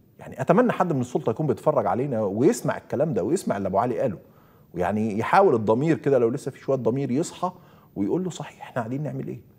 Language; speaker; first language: Arabic; native; Arabic